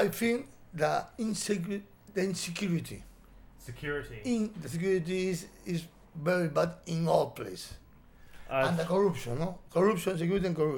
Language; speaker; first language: English; non-native, learner; Spanish